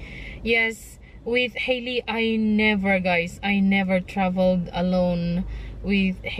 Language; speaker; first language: English; non-native, local second language; Filipino